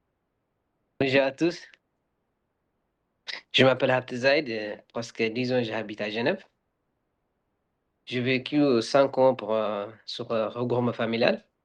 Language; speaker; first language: French; non-native, learner; Arabic